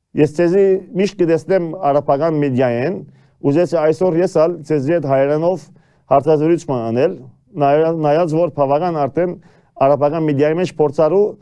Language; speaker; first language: Armenian; early bilingual, heritage; Armenian